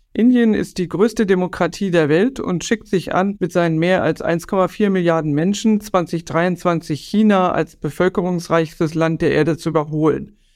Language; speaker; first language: German; native; German